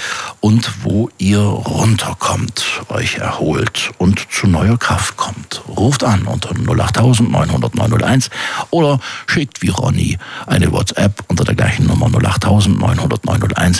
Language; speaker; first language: German; native; German